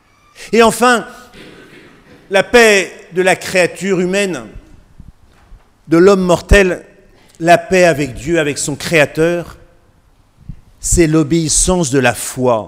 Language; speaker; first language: French; native; French